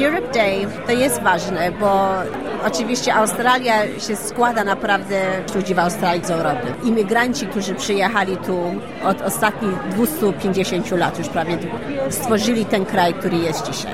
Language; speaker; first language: Polish; early bilingual, heritage; Polish